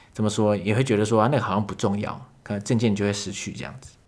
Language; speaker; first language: Chinese; native; Chinese